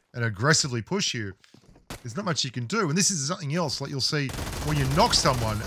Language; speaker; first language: English; native; English